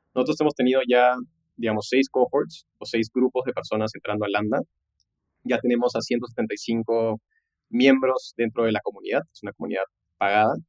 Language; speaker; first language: Spanish; native; Spanish